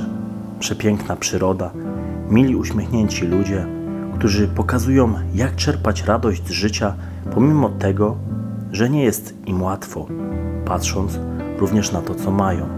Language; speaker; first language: Polish; native; Polish